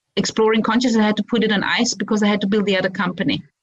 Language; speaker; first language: English; early bilingual, other home language; Croatian